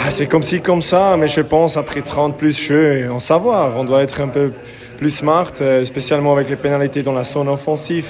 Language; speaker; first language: French; non-native, learner; English